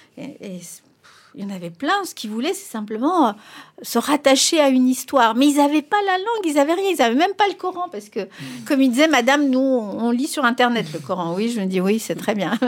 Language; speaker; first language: French; non-native, fluent; Spanish